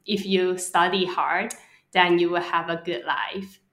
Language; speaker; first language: English; non-native, local second language; Cantonese